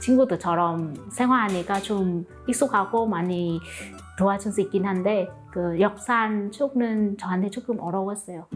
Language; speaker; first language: Korean; non-native, fluent; Vietnamese